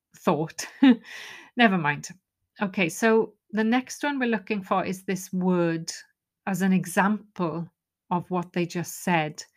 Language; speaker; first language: English; non-native, local second language; Welsh